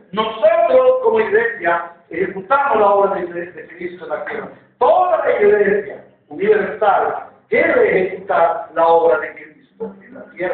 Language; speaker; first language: Spanish; native; Spanish